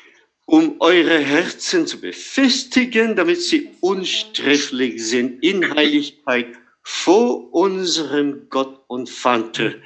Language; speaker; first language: German; non-native, fluent; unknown